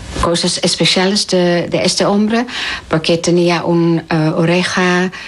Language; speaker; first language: Spanish; non-native, learner; Dutch